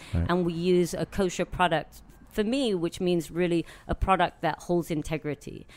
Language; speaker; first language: English; native; English